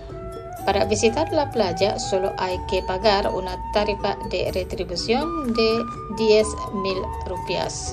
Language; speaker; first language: Spanish; non-native, fluent; Indonesian